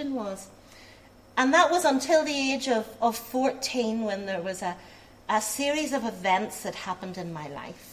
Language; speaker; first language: English; native; English